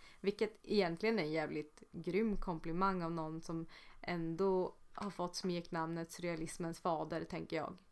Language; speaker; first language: Swedish; native; Swedish